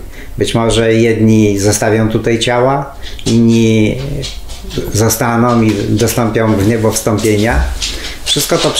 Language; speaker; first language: Polish; native; Polish